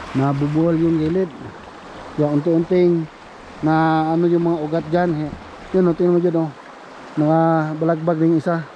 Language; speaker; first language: Filipino; non-native, local second language; Cebuano